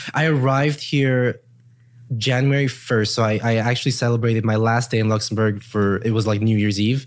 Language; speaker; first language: English; early bilingual, heritage; English